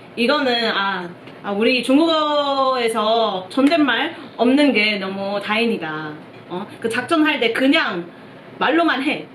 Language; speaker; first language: Korean; non-native, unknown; Chinese